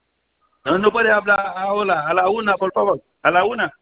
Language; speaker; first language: Spanish; non-native, learner; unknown